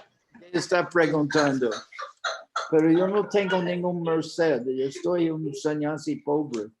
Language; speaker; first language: Spanish; non-native, fluent; English